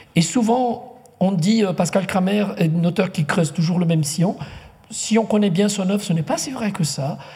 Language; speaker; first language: French; non-native, local second language; Italian